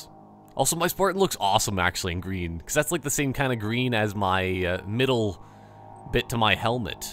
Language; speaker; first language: English; native; English